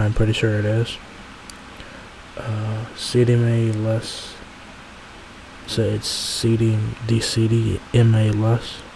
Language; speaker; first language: English; native; English